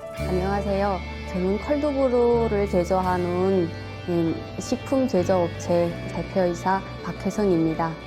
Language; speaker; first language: Korean; native; Korean